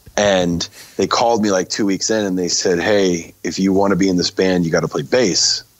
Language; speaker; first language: English; native; English